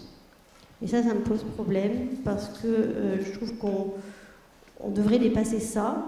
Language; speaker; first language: French; non-native, fluent; German